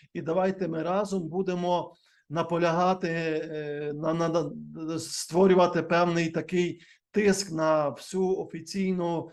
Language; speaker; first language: Ukrainian; native; Ukrainian